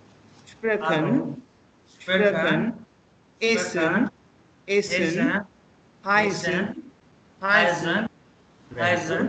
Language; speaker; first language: German; non-native, fluent; Hindi